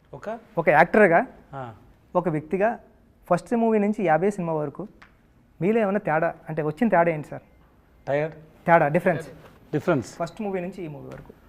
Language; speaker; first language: Telugu; native; Telugu